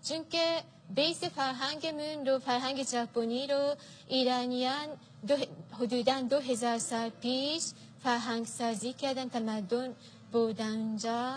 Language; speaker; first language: Persian; non-native, fluent; Japanese